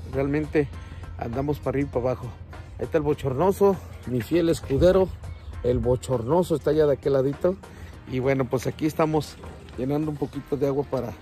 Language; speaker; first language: Spanish; native; Spanish